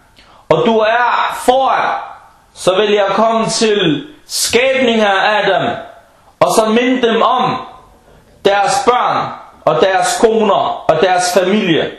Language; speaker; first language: Danish; non-native, fluent; Arabic